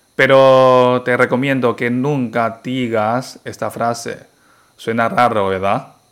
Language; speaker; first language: Spanish; non-native, fluent; Chinese